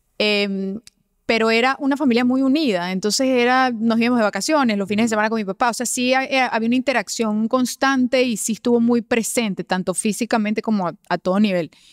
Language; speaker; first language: Spanish; native; Spanish